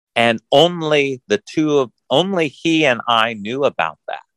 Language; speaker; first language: English; native; English